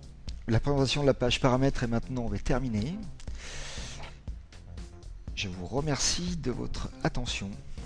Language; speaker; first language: French; native; French